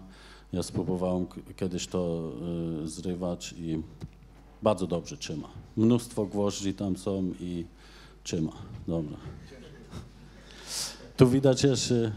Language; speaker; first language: Polish; non-native, fluent; German